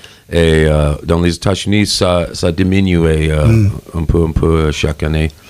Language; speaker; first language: French; non-native, learner; English